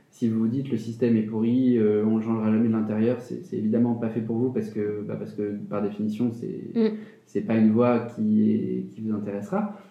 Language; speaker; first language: French; native; French